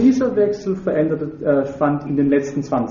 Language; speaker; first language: German; native; German